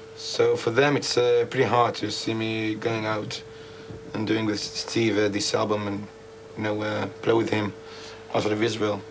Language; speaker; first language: English; non-native, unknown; Hebrew